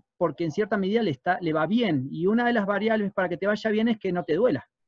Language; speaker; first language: Spanish; native; Spanish